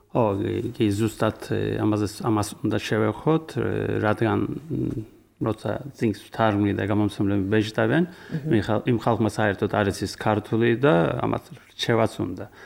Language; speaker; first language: Georgian; early bilingual, heritage; Georgian